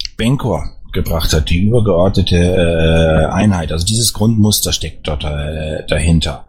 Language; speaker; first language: German; native; German